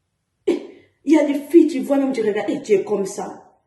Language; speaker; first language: French; non-native, learner; Portuguese